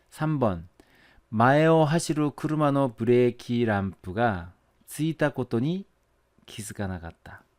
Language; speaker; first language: Japanese; non-native, fluent; Korean